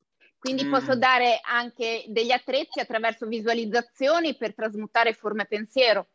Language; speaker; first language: Italian; native; Italian